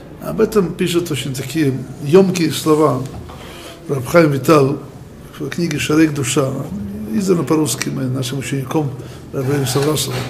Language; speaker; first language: Russian; early bilingual, heritage; Russian